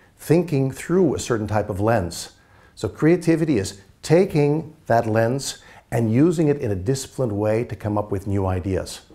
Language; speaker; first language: English; native; English